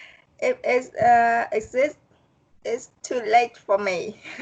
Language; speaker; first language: English; non-native, learner; Vietnamese